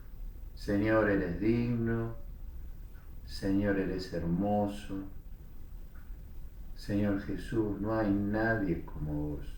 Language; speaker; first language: Spanish; native; Spanish